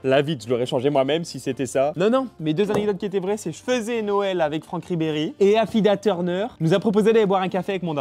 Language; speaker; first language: French; native; French